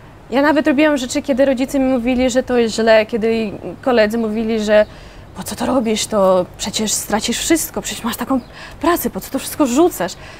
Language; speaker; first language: Polish; non-native, fluent; Ukrainian